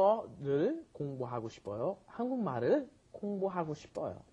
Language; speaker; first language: Korean; non-native, fluent; English